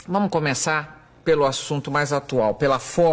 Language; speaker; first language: Portuguese; native; Portuguese